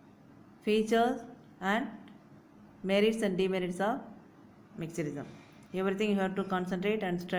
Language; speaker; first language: English; non-native, local second language; Tamil